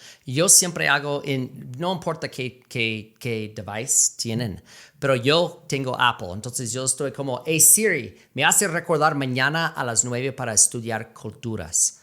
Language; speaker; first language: Spanish; non-native, fluent; English